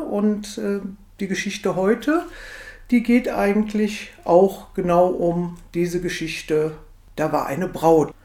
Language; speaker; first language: German; native; German